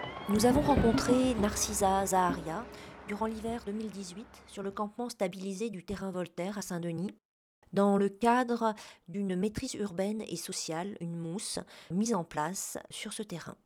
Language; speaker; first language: French; native; French